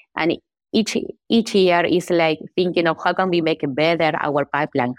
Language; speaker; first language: English; non-native, fluent; Spanish